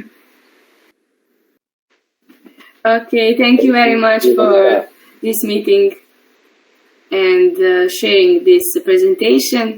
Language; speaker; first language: English; non-native, learner; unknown